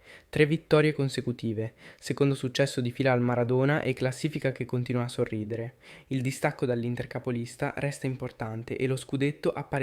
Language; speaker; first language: Italian; native; Italian